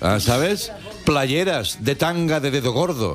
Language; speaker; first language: Spanish; native; Spanish